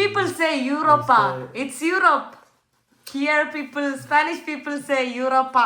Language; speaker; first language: English; non-native, local second language; Malayalam